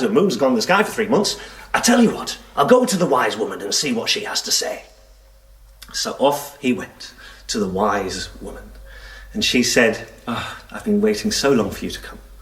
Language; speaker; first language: English; native; English